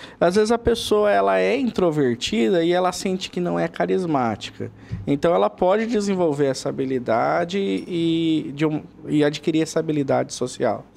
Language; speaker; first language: Portuguese; native; Portuguese